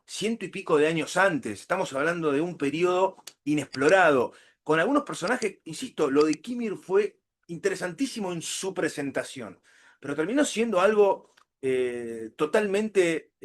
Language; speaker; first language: Spanish; native; Spanish